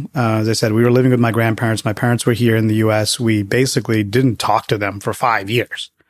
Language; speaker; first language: English; early bilingual, other home language; Tamil